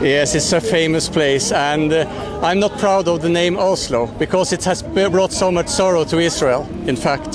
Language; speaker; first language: English; non-native, fluent; Norwegian